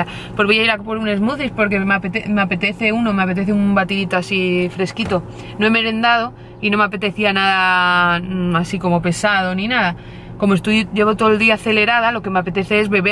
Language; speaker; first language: Spanish; native; Spanish